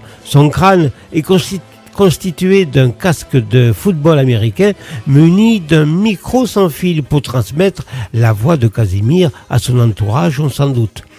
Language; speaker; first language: French; native; French